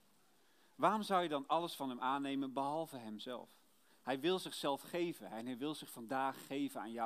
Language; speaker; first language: Dutch; native; Dutch